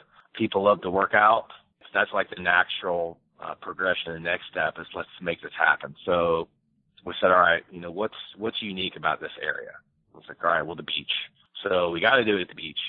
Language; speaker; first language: English; native; English